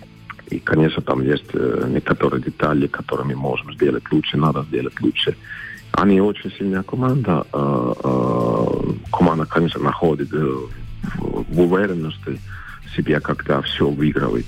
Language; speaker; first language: Russian; non-native, fluent; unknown